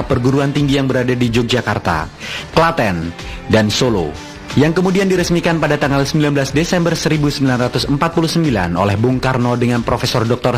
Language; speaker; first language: Indonesian; native; Indonesian